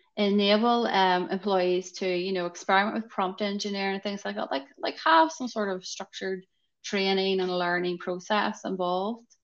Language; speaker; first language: English; native; English